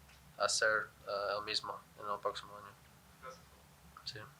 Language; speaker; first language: Spanish; non-native, learner; English